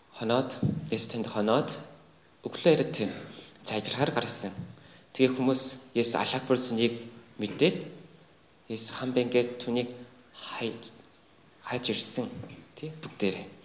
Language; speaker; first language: Mongolian; non-native, fluent; Korean